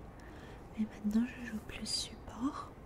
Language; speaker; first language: French; early bilingual, heritage; French